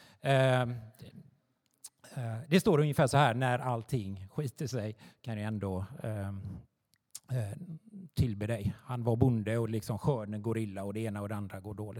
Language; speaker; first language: Swedish; native; Swedish